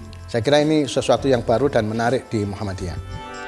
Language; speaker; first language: Indonesian; native; Indonesian